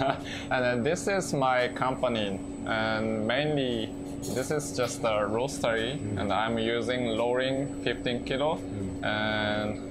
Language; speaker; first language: English; non-native, learner; Japanese